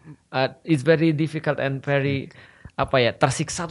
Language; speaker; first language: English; non-native, fluent; Indonesian